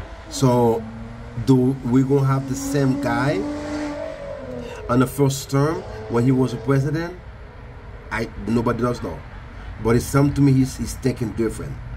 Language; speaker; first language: English; non-native, fluent; Haitian Creole